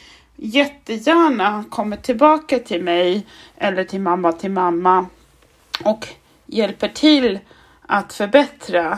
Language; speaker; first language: Swedish; non-native, fluent; German